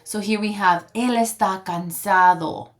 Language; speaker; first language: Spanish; early bilingual, other home language; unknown